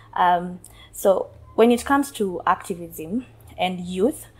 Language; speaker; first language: English; non-native, local second language; Kalenjin